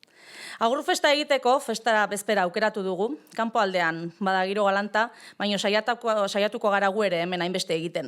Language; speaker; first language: Basque; native; Basque